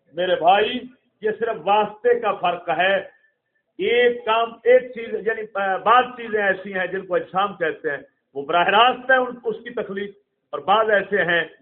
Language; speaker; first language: Urdu; non-native, local second language; Punjabi